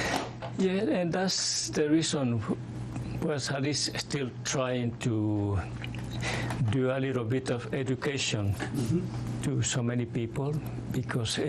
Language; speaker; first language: English; non-native, fluent; Spanish